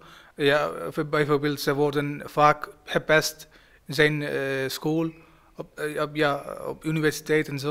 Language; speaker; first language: Dutch; non-native, fluent; Malayalam